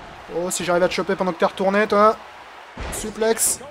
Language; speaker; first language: French; native; French